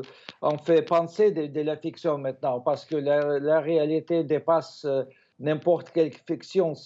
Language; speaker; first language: French; non-native, fluent; Ukrainian